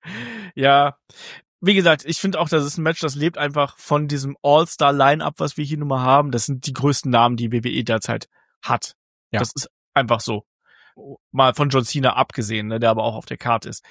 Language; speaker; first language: German; native; German